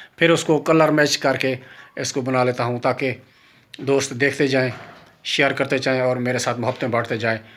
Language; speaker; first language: Urdu; non-native, local second language; Saraiki